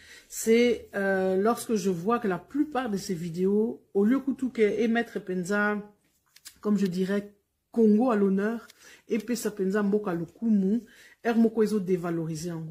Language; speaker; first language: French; non-native, local second language; Lingala